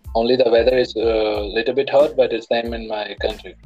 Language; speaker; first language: English; non-native, local second language; Punjabi